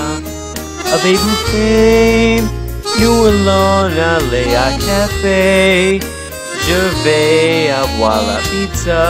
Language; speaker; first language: French; non-native, learner; English